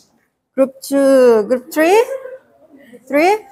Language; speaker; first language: English; non-native, learner; Indonesian